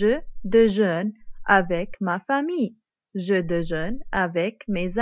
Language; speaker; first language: French; non-native, fluent; Arabic